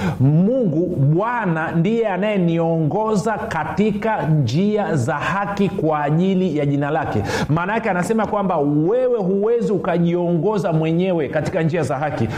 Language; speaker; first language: Swahili; native; Swahili